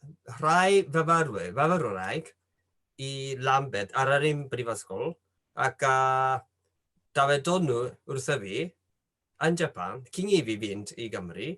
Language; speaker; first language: Welsh; non-native, fluent; Japanese